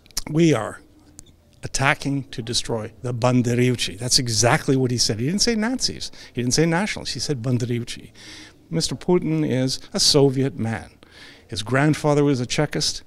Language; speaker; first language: English; early bilingual, other home language; Ukrainian